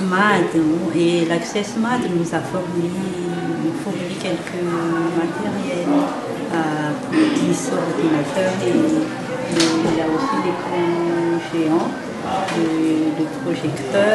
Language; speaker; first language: French; non-native, local second language; Malagasy